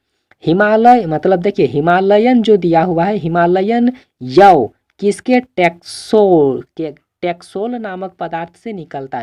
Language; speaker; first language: Hindi; native; Hindi